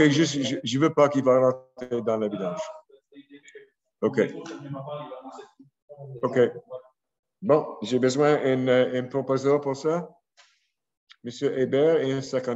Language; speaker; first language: French; non-native, local second language; English